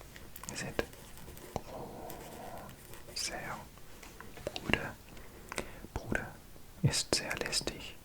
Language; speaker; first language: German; non-native, learner; English